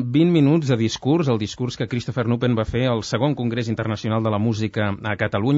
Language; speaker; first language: Catalan; native; Catalan